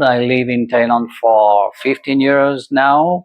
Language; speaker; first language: English; non-native, learner; French